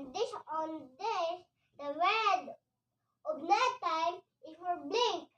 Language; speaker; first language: English; non-native, learner; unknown